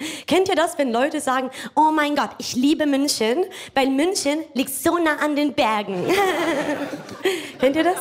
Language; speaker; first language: German; non-native, fluent; Italian